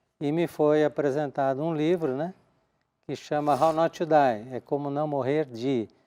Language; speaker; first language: Portuguese; native; Portuguese